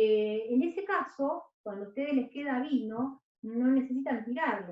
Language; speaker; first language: Spanish; native; Spanish